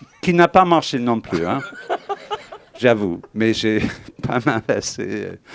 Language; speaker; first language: French; non-native, fluent; English